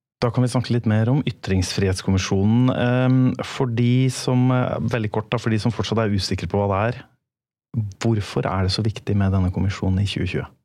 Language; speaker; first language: Norwegian; native; Norwegian